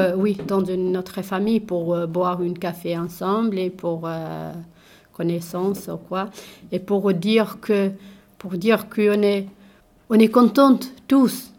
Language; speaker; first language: French; non-native, learner; Albanian